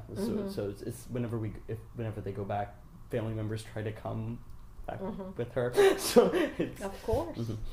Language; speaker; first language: English; native; English